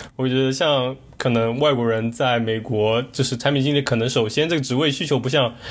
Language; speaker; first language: Chinese; native; Chinese